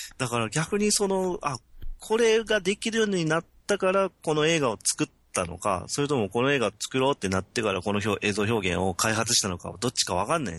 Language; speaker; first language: Japanese; native; Japanese